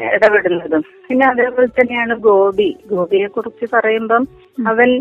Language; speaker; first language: Malayalam; native; Malayalam